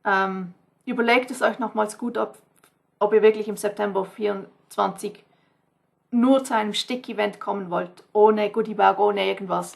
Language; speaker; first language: German; non-native, fluent; English